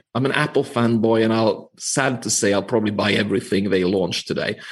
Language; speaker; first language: English; non-native, fluent; Finnish